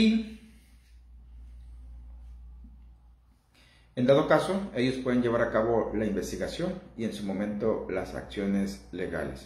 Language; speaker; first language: Spanish; native; Spanish